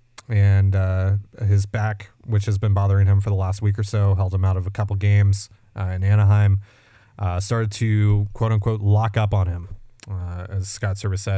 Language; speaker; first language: English; native; English